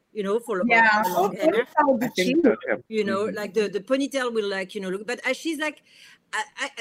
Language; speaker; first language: English; non-native, fluent; French